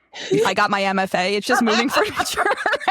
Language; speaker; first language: English; native; English